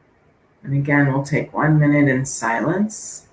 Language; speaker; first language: English; native; English